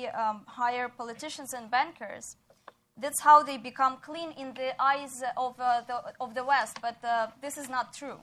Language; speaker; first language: English; non-native, fluent; Ukrainian